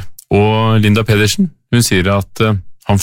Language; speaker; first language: Norwegian; native; Norwegian